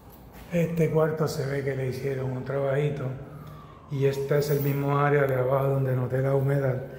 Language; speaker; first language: Spanish; native; Spanish